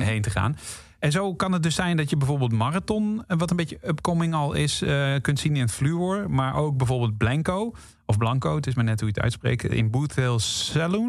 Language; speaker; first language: Dutch; native; Dutch